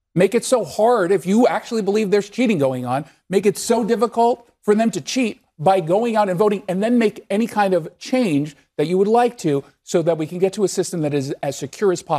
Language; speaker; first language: English; native; English